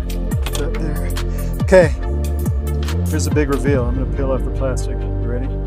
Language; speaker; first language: English; native; English